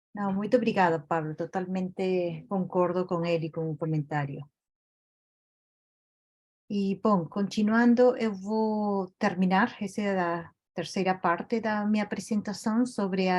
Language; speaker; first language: Portuguese; non-native, fluent; Spanish